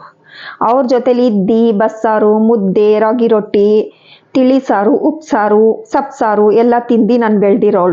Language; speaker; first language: Kannada; non-native, local second language; Hindi